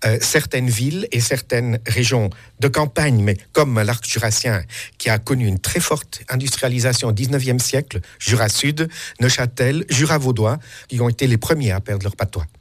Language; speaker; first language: French; native; French